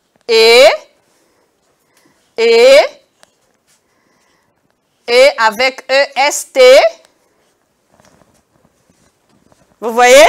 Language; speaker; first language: French; non-native, local second language; Kinyarwanda